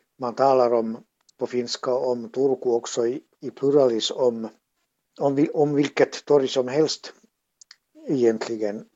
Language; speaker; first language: Swedish; native; Swedish